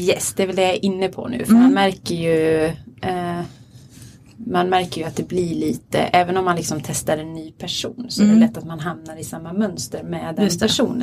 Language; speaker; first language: Swedish; native; Swedish